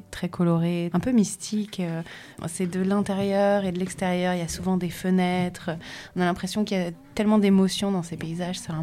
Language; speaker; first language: French; native; French